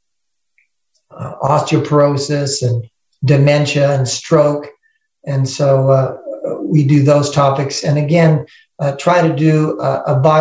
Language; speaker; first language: English; native; English